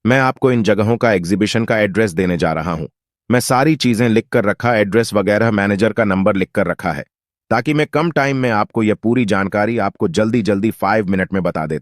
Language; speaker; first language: Hindi; native; Hindi